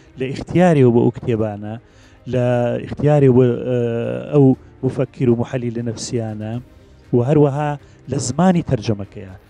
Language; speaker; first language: Central Kurdish; native; Central Kurdish